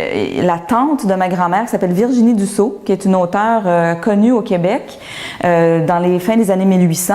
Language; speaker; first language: French; native; French